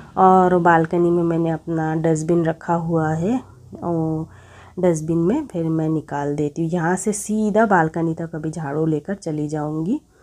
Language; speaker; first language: Hindi; non-native, local second language; Bangla